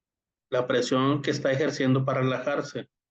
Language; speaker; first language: Spanish; native; Spanish